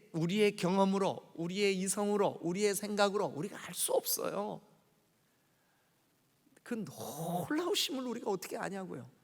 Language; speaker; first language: Korean; native; Korean